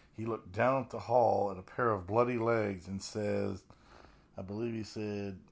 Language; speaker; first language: English; native; English